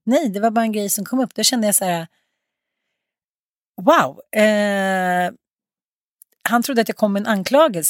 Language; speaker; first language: Swedish; native; Swedish